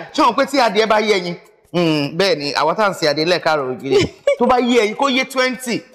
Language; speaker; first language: Yoruba; native; Yoruba